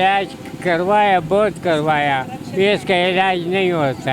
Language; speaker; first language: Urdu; non-native, local second language; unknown